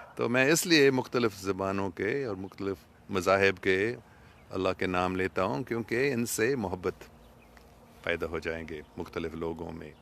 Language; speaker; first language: Urdu; non-native, fluent; English